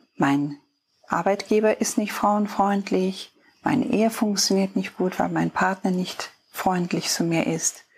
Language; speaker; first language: German; non-native, fluent; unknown